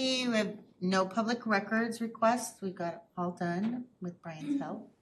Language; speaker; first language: English; native; English